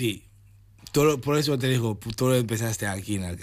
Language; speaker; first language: Spanish; non-native, learner; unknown